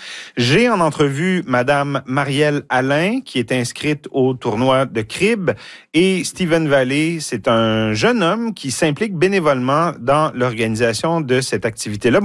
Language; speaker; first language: French; native; French